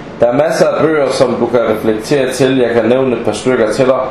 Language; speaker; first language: Danish; early bilingual, other home language; Arabic